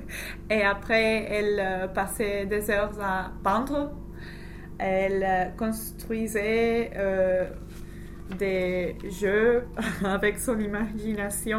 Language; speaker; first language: French; non-native, learner; English